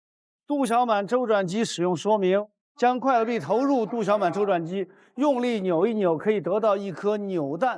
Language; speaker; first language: Chinese; native; Chinese